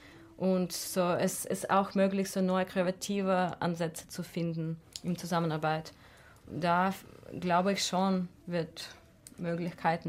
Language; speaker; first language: German; non-native, fluent; Russian